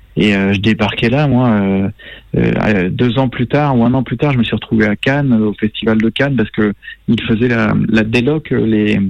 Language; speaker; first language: French; native; French